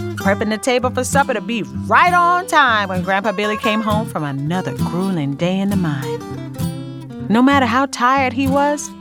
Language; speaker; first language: English; native; English